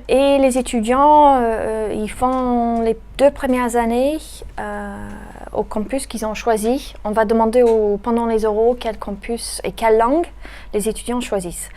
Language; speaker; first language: French; native; French